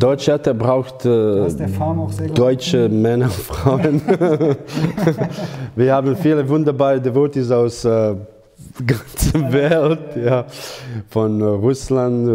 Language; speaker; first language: German; non-native, learner; Croatian